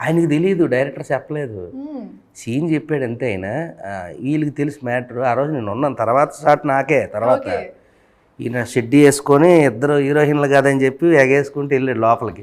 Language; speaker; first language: Telugu; native; Telugu